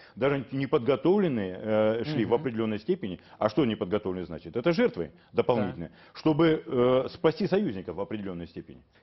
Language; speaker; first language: Russian; native; Russian